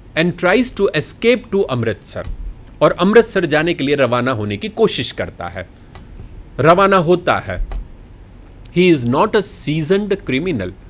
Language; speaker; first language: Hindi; non-native, local second language; Gujarati